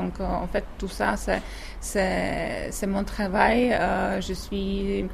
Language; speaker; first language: French; non-native, fluent; Czech